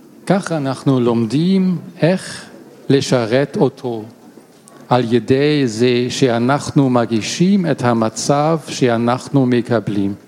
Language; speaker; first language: Hebrew; non-native, learner; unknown